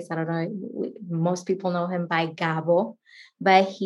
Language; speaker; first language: English; non-native, fluent; Spanish